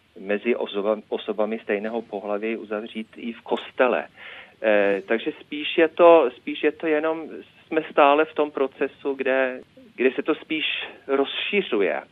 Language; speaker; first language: Czech; non-native, fluent; Norwegian